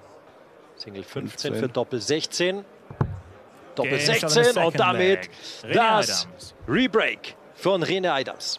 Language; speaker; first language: German; native; German